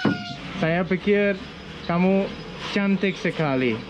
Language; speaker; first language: Indonesian; non-native, learner; Danish